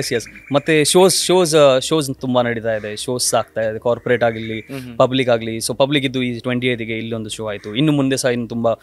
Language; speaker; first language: Kannada; non-native, local second language; Konkani